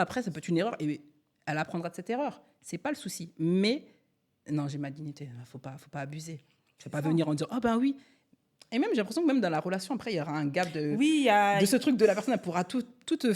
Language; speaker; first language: French; native; French